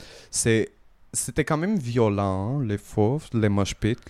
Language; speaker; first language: French; native; French